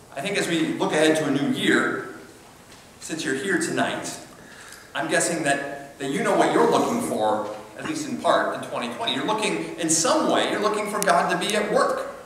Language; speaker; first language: English; native; English